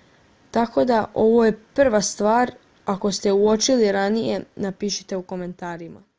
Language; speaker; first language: Bosnian; native; Bosnian